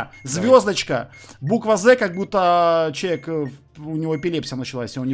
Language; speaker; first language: Russian; native; Russian